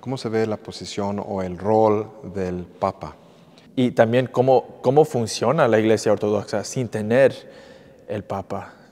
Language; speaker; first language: Spanish; early bilingual, heritage; English